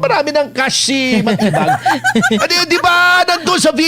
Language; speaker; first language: Filipino; native; Filipino